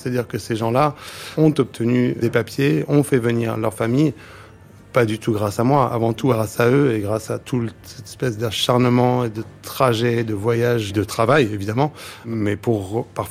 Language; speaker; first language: French; native; French